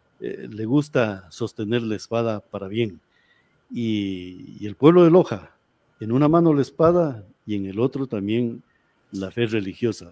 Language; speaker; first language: Spanish; native; Spanish